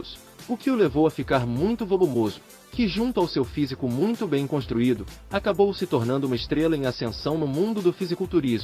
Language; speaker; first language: Portuguese; native; Portuguese